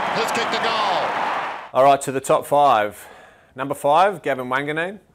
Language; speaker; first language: English; native; English